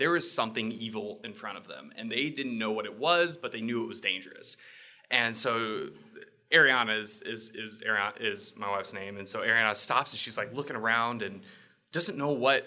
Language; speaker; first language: English; native; English